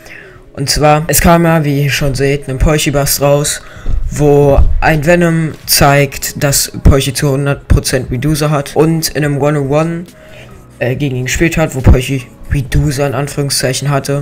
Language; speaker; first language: German; native; German